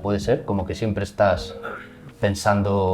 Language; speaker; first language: Spanish; native; Spanish